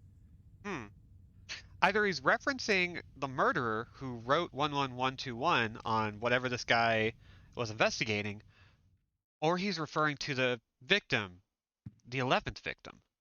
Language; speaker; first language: English; native; English